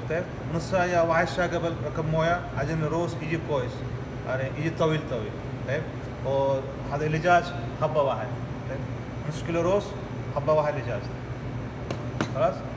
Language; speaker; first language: Arabic; non-native, learner; Urdu